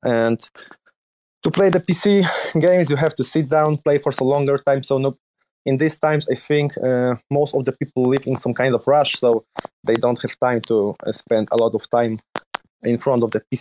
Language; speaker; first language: English; non-native, learner; Polish